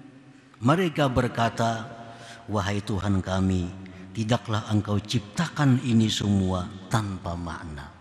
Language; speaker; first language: Indonesian; non-native, local second language; Banjar